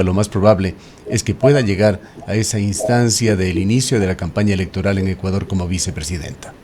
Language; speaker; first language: Spanish; native; Spanish